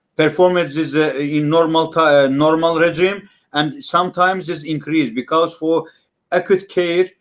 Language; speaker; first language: English; non-native, learner; Russian